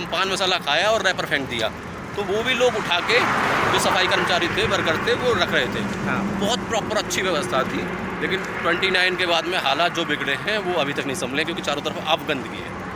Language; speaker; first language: Hindi; native; Hindi